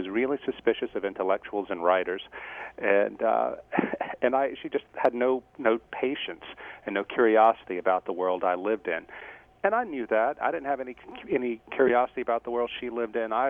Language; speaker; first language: English; native; English